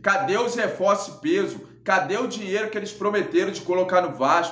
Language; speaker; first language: Portuguese; native; Portuguese